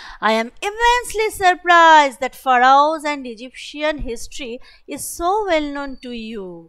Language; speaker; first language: English; non-native, local second language; Bangla